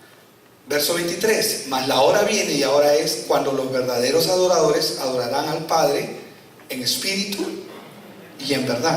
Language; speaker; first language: Spanish; native; Spanish